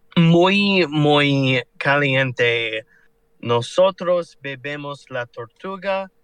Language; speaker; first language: Spanish; non-native, learner; English